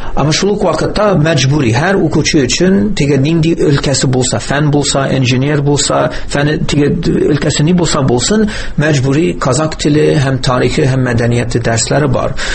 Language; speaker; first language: Tatar; early bilingual, heritage; Tatar